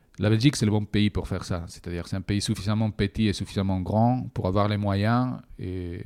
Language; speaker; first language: French; non-native, fluent; Spanish